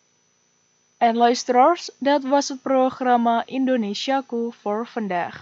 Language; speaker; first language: Dutch; non-native, fluent; Indonesian